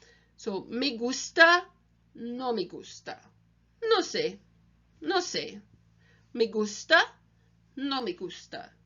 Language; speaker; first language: Spanish; non-native, learner; English